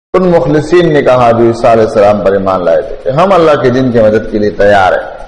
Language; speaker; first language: Urdu; non-native, local second language; Pashto